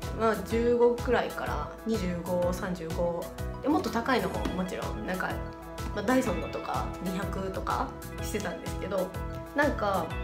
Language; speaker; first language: Japanese; native; Japanese